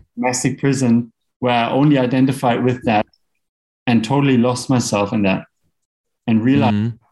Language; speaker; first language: English; non-native, fluent; German